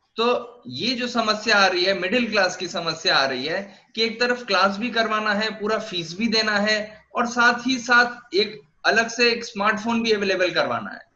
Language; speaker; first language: Hindi; native; Hindi